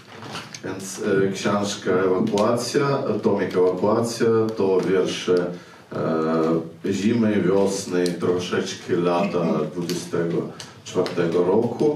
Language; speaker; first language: Polish; non-native, fluent; Ukrainian